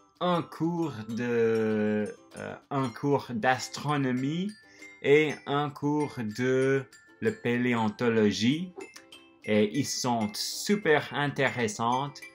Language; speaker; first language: French; non-native, learner; English